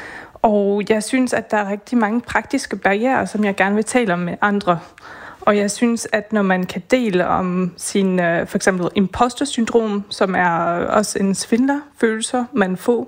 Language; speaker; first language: Danish; non-native, fluent; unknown